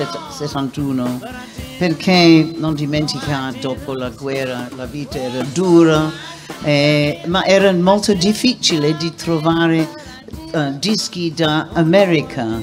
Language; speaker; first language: Italian; non-native, learner; English